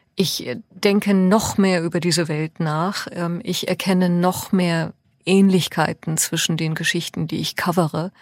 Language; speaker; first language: German; early bilingual, other home language; Persian